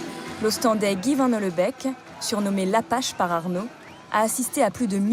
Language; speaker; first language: French; native; French